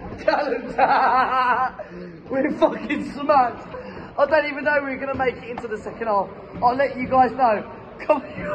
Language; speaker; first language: English; native; English